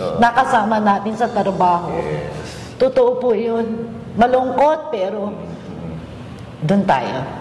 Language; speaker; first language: Filipino; native; Filipino